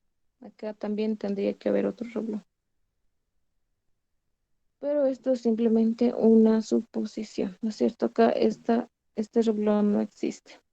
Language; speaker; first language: Spanish; native; Spanish